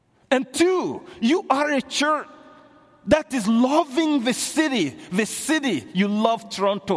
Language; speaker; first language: English; non-native, fluent; Bambara